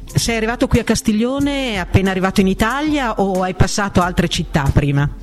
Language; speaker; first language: Italian; native; Italian